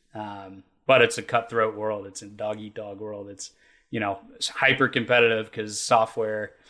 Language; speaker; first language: English; native; English